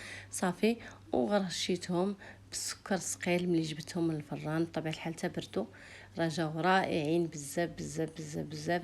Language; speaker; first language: Arabic; native; Arabic